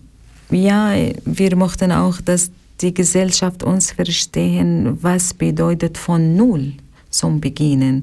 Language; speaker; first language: German; non-native, learner; Arabic